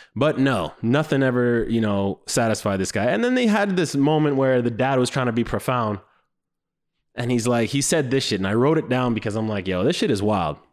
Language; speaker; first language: English; native; English